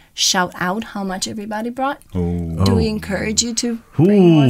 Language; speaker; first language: English; non-native, fluent; Romanian